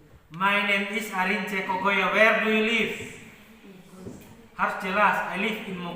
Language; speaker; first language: English; non-native, learner; Indonesian